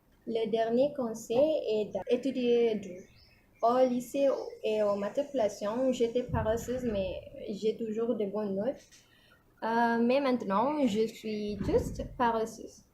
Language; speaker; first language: French; non-native, learner; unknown